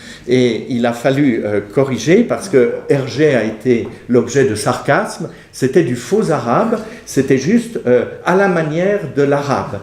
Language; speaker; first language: French; native; French